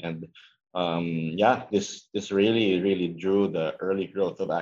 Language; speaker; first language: English; non-native, local second language; Filipino